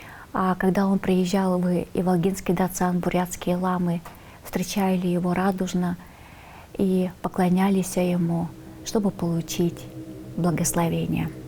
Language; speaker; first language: Russian; non-native, local second language; Tuvinian